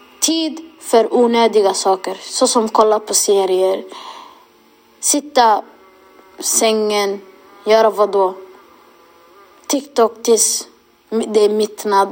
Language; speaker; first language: Swedish; non-native, local second language; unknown